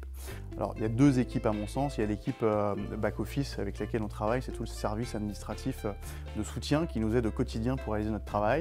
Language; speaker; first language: French; native; French